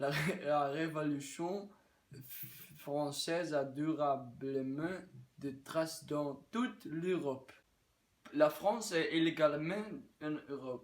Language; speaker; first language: French; non-native, learner; Dutch